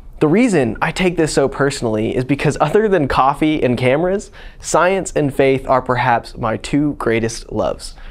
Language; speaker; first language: English; native; English